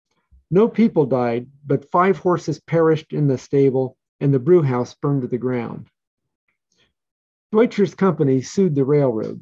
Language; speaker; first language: English; native; English